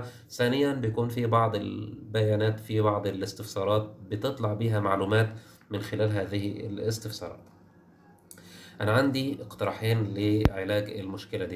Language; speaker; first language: Arabic; native; Arabic